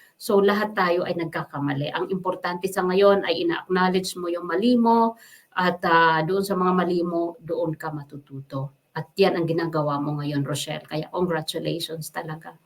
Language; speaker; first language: Filipino; non-native, local second language; Waray